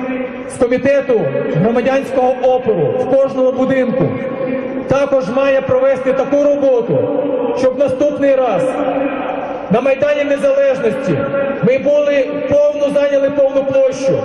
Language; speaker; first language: Ukrainian; native; Ukrainian